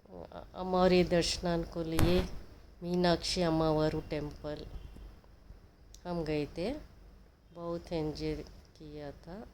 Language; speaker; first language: Hindi; non-native, local second language; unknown